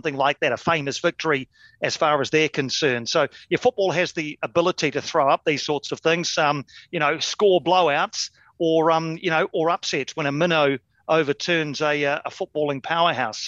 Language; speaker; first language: English; native; English